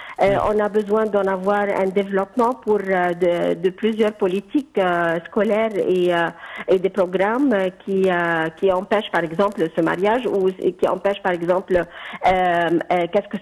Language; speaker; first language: French; non-native, fluent; Arabic